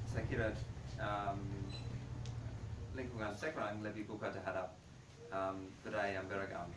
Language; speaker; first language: Indonesian; non-native, fluent; English